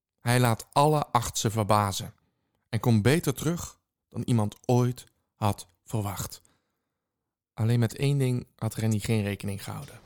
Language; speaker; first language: Dutch; native; Dutch